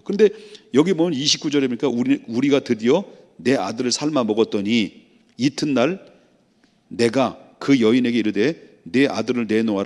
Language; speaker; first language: Korean; native; Korean